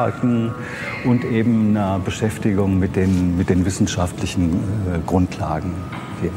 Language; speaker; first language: German; native; German